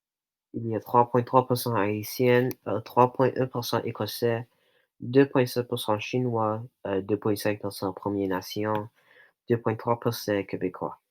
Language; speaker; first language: French; non-native, local second language; English